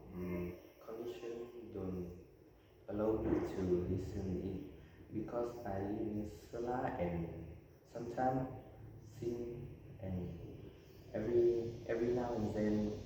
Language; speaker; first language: English; non-native, learner; Vietnamese